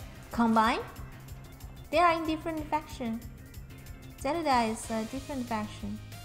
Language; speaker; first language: English; non-native, fluent; Chinese